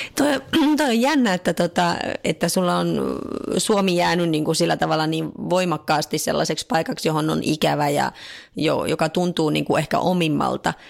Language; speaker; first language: Finnish; native; Finnish